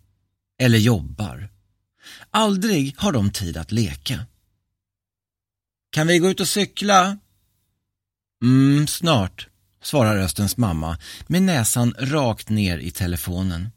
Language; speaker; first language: Swedish; native; Swedish